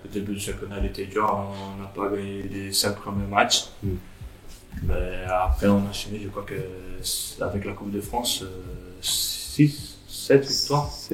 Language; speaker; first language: French; non-native, learner; Portuguese